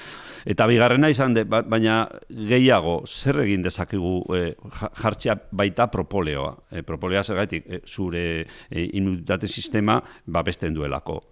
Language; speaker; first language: Basque; non-native, local second language; Spanish